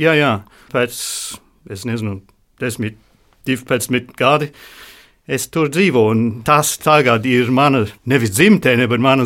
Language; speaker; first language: Latvian; non-native, learner; English